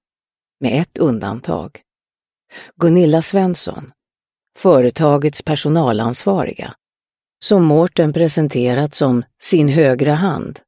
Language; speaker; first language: Swedish; native; Swedish